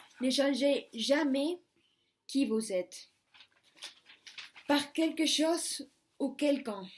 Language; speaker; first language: French; non-native, learner; Spanish